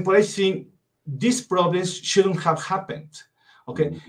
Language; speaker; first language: English; non-native, fluent; Spanish